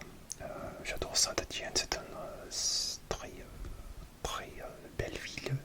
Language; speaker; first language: French; non-native, learner; English